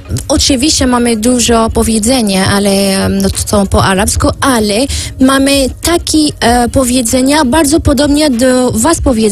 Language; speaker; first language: Polish; non-native, learner; Arabic